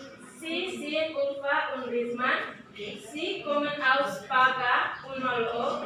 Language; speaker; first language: German; non-native, learner; Indonesian